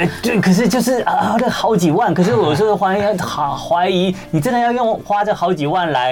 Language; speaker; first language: Chinese; native; Chinese